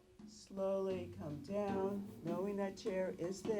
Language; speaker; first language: English; native; English